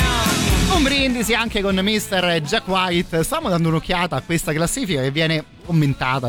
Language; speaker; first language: Italian; native; Italian